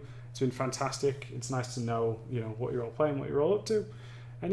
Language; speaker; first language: English; native; English